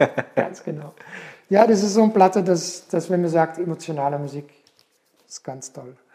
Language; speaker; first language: German; non-native, fluent; Dutch